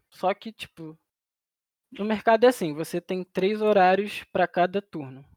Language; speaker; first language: Portuguese; native; Portuguese